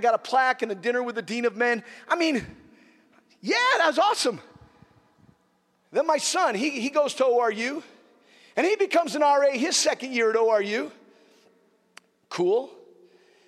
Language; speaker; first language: English; native; English